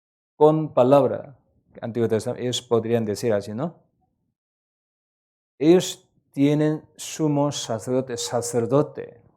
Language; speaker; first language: Spanish; non-native, learner; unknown